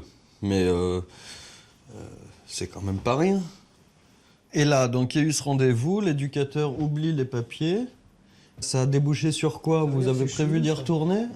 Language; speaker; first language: French; native; French